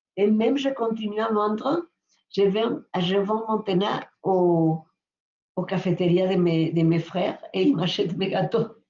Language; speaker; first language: French; non-native, fluent; Spanish